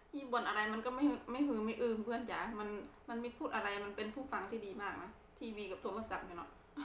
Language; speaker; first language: Thai; non-native, local second language; Khmer